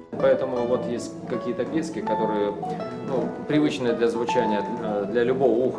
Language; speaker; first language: Russian; native; Russian